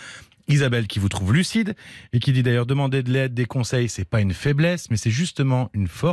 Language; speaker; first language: French; native; French